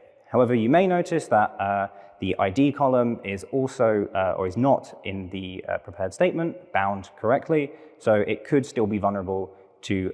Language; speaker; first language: English; native; English